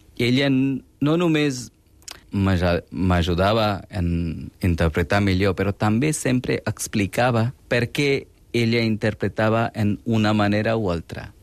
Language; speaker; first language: Catalan; non-native, fluent; Hindi